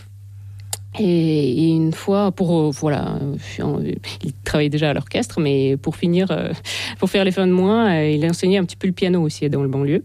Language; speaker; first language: French; non-native, fluent; Russian